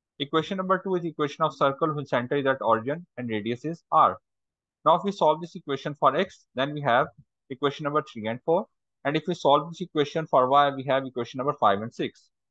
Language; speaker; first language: English; non-native, local second language; Urdu